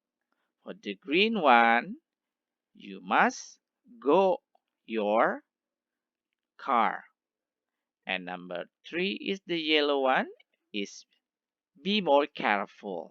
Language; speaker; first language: English; non-native, learner; Indonesian